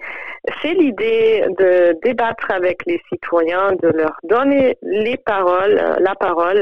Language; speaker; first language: French; non-native, fluent; German